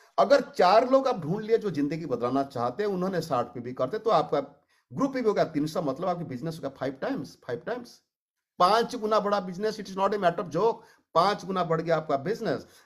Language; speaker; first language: Hindi; non-native, local second language; Odia